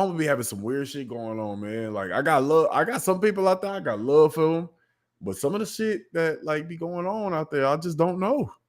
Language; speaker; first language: English; native; English